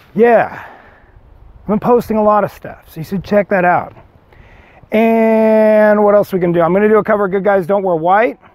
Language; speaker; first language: English; native; English